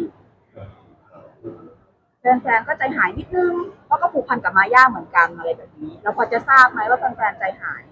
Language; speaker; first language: Thai; native; Thai